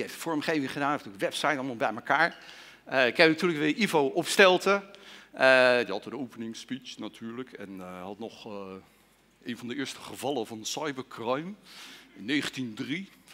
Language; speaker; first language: Dutch; native; Dutch